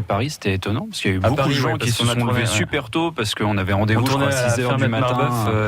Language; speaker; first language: French; native; French